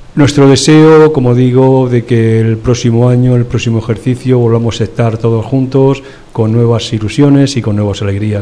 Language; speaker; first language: Spanish; native; Spanish